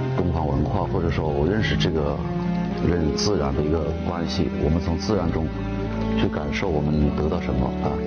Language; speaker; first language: Chinese; native; Chinese